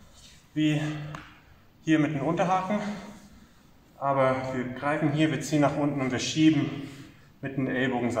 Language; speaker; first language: German; non-native, fluent; English